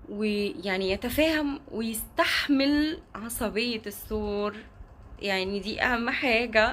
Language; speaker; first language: Arabic; native; Arabic